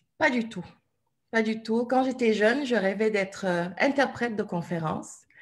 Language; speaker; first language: French; non-native, local second language; Wolof